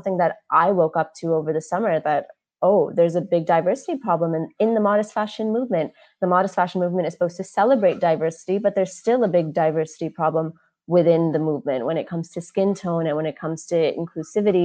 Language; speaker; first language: English; native; English